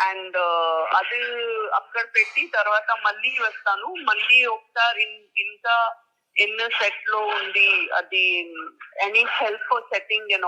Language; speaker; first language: Telugu; non-native, learner; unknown